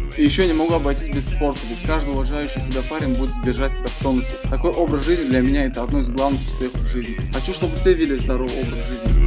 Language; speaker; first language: Russian; non-native, fluent; Turkmen